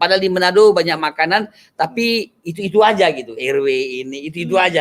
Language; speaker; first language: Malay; non-native, local second language; Achinese